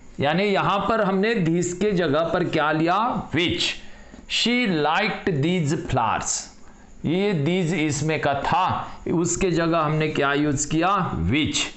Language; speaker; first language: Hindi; non-native, local second language; Marathi